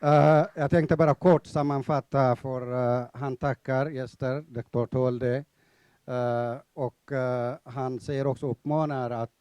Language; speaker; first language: Swedish; non-native, fluent; Tigrinya